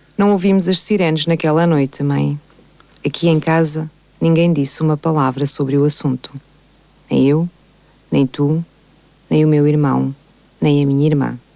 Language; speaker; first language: Portuguese; native; Portuguese